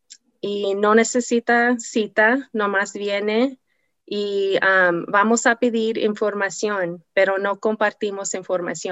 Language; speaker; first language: Spanish; non-native, learner; English